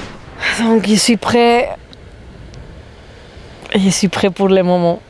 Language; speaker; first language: French; non-native, fluent; Spanish